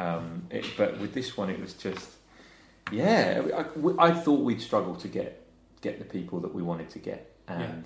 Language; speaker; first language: English; native; English